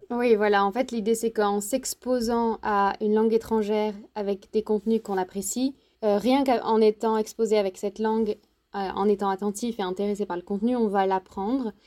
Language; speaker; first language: French; native; French